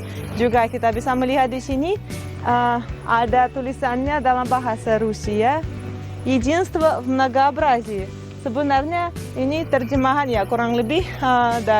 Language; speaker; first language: Indonesian; non-native, fluent; Russian